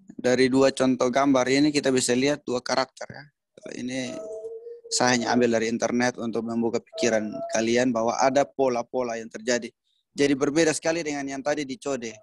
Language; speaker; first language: Indonesian; native; Indonesian